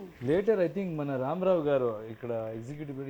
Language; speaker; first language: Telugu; non-native, learner; Kannada